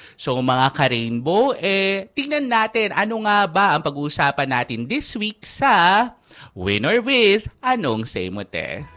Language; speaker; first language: Filipino; non-native, local second language; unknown